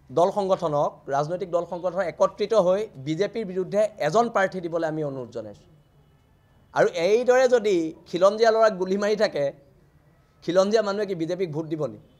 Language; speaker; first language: Assamese; native; Assamese